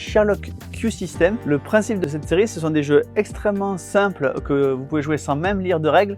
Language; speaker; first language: French; native; French